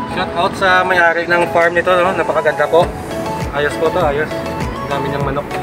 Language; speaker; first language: Filipino; non-native, local second language; Hiligaynon